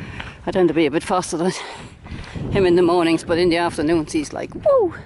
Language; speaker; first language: English; native; English